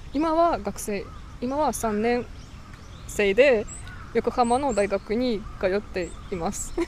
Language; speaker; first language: Japanese; non-native, fluent; Russian